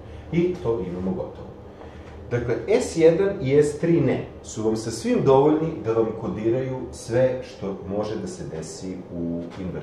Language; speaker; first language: Serbian; native; Serbian